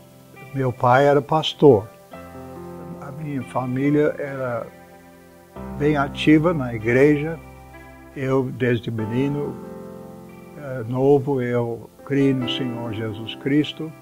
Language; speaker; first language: Portuguese; non-native, fluent; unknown